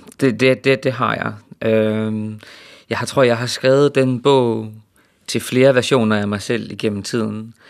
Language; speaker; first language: Danish; native; Danish